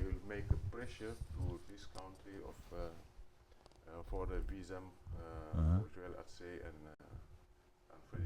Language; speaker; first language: English; non-native, learner; Wolof